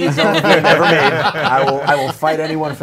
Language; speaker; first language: English; native; English